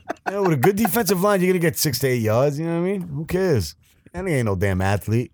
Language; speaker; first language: English; early bilingual, other home language; Spanish